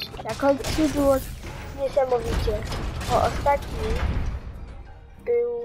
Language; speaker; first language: Polish; early bilingual, heritage; Polish